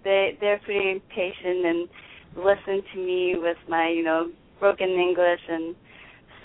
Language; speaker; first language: English; non-native, fluent; Japanese